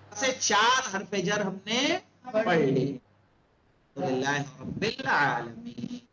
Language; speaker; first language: Urdu; native; Urdu